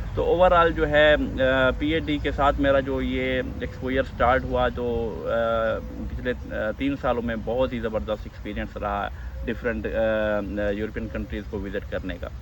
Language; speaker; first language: Urdu; non-native, local second language; Saraiki